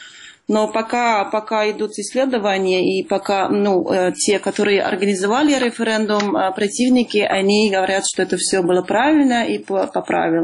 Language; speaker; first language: Russian; non-native, fluent; Dutch